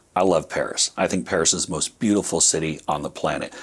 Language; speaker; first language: English; native; English